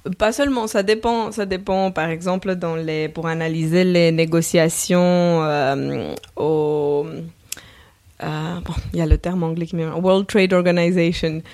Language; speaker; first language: French; non-native, fluent; Romanian